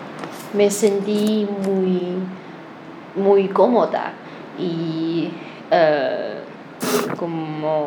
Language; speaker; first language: Spanish; non-native, learner; Chinese